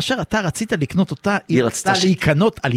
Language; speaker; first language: Hebrew; native; Hebrew